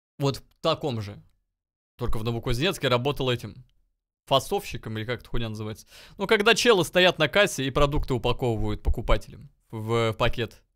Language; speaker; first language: Russian; native; Russian